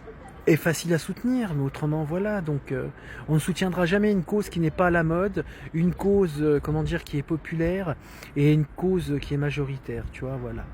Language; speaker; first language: French; native; French